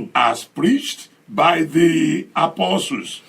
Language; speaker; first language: English; non-native, local second language; Yoruba